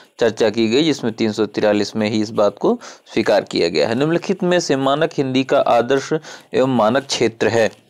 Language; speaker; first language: Hindi; native; Hindi